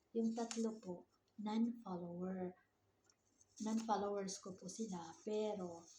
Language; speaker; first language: Filipino; non-native, local second language; Waray